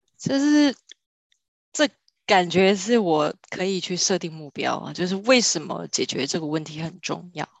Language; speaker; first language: Chinese; native; Chinese